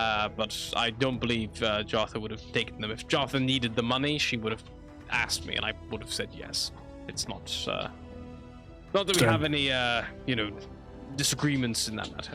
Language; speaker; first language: English; native; English